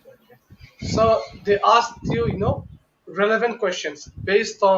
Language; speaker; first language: English; non-native, local second language; Bangla